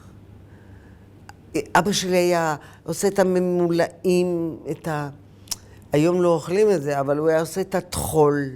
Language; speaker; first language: Hebrew; early bilingual, other home language; Arabic